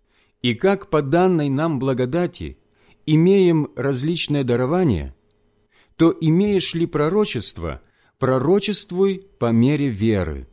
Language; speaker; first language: Russian; native; Russian